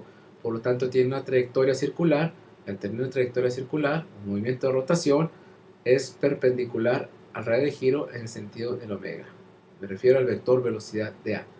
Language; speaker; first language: Spanish; native; Spanish